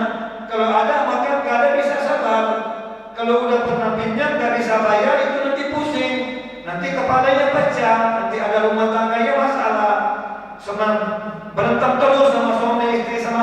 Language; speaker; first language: Indonesian; non-native, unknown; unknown